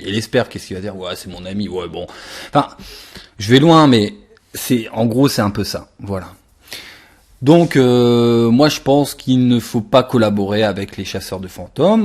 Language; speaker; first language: French; native; French